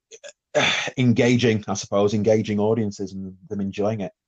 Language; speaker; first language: English; native; English